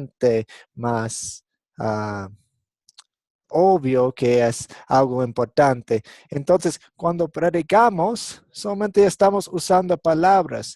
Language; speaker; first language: Spanish; non-native, fluent; English